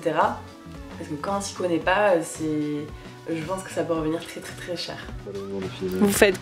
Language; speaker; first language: French; native; French